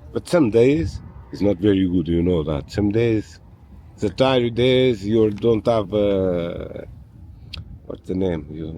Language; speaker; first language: English; non-native, learner; Portuguese